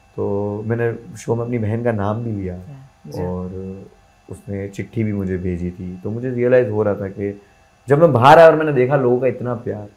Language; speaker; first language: Hindi; non-native, local second language; Gujarati